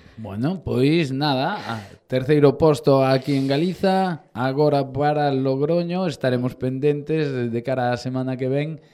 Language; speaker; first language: Galician; native; Galician